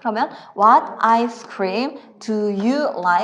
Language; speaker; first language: English; non-native, fluent; Korean